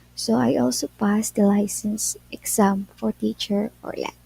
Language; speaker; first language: English; non-native, local second language; Filipino